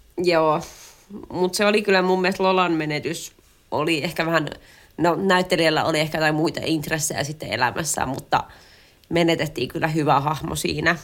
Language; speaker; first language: Finnish; native; Finnish